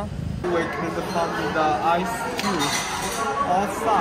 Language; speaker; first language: English; non-native, learner; Chinese